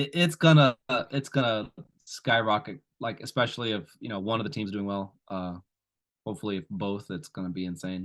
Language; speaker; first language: English; native; English